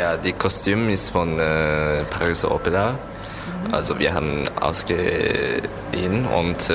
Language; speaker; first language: German; non-native, learner; Japanese